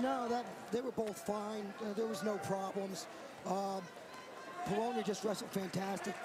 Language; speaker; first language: English; native; English